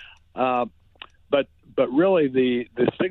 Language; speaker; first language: English; native; English